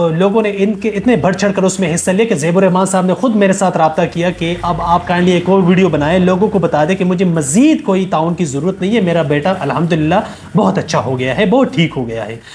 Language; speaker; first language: Urdu; non-native, local second language; Pashto